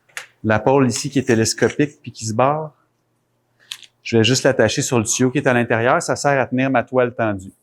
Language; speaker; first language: French; native; French